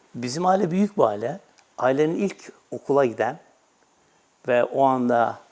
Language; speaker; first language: Turkish; native; Turkish